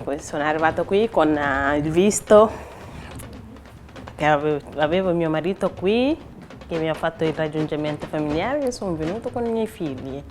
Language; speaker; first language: Italian; non-native, fluent; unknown